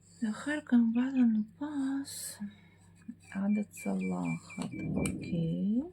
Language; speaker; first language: Hebrew; non-native, fluent; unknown